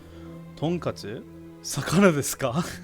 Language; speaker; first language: Japanese; non-native, learner; English